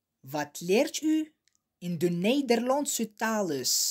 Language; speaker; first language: Dutch; non-native, learner; Arabic